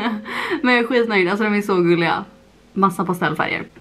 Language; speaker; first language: Swedish; native; Swedish